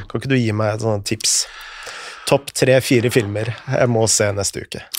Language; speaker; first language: Norwegian; native; Norwegian